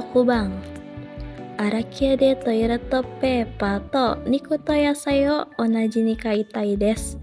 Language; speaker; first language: Japanese; non-native, learner; Indonesian